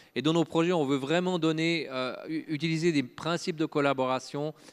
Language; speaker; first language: French; native; French